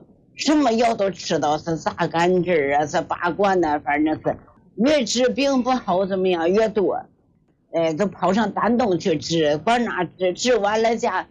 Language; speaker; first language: Chinese; native; Chinese